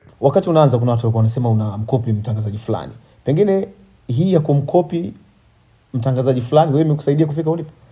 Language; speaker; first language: Swahili; native; Swahili